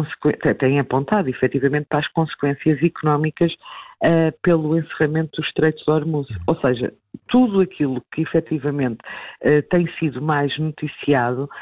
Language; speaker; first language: Portuguese; native; Portuguese